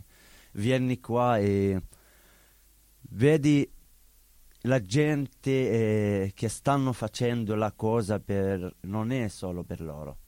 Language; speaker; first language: Italian; non-native, learner; Arabic